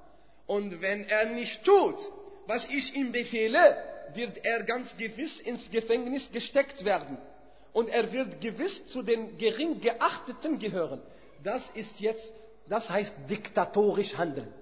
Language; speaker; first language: German; non-native, fluent; Arabic